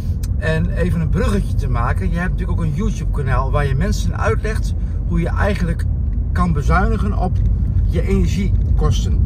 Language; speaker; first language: Dutch; native; Dutch